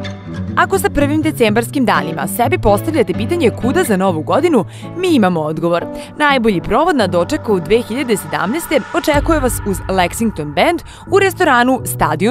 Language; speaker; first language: Croatian; native; Croatian